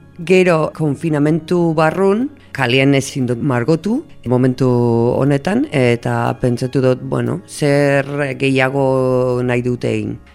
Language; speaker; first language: Basque; non-native, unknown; English